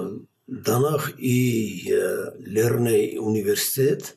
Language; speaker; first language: German; non-native, learner; Armenian